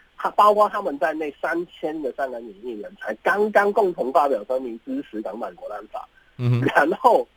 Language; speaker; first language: Chinese; non-native, fluent; Cantonese